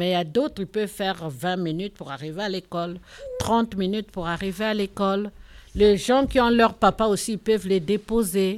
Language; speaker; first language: French; non-native, local second language; Lingala